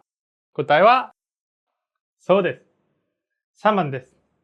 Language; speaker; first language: Japanese; non-native, fluent; Korean